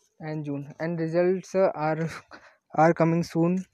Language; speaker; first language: English; non-native, learner; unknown